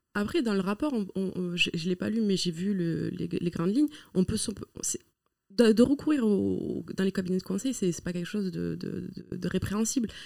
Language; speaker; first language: French; native; French